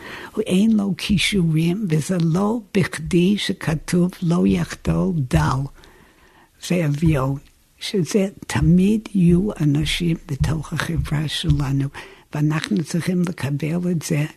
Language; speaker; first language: Hebrew; non-native, fluent; English